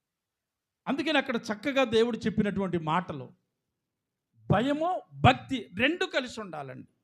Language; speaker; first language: Telugu; native; Telugu